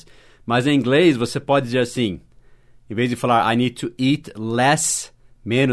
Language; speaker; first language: Portuguese; non-native, fluent; English